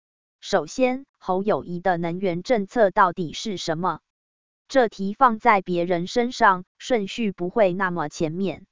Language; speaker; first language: Chinese; native; Chinese